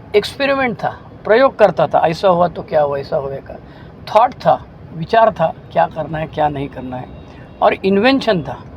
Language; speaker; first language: Hindi; non-native, local second language; Marathi